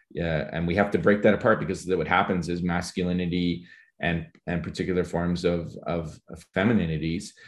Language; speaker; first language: English; native; English